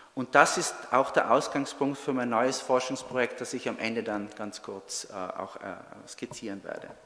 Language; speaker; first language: German; native; German